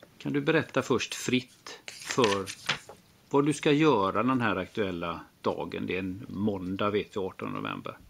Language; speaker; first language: Swedish; native; Swedish